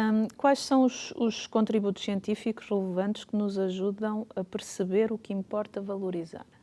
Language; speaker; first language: Portuguese; native; Portuguese